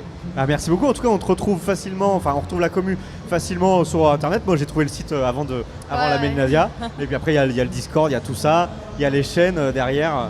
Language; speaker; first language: French; native; French